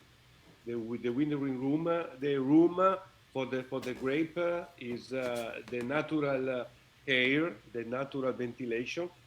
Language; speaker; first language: English; non-native, learner; Italian